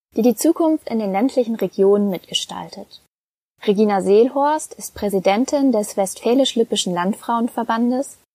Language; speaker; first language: German; native; German